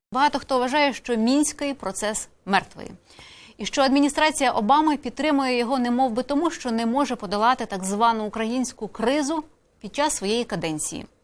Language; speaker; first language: Ukrainian; native; Ukrainian